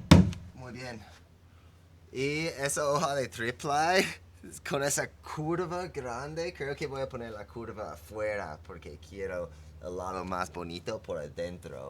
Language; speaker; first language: Spanish; non-native, fluent; English